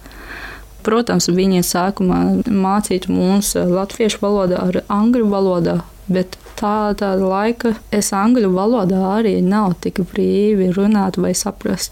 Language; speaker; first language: Latvian; non-native, learner; Japanese